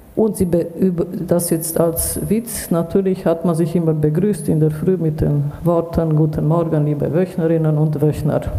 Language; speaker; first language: German; native; German